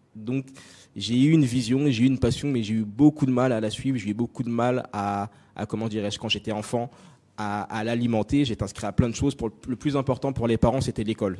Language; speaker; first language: French; native; French